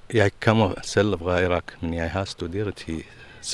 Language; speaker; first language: Danish; non-native, learner; Arabic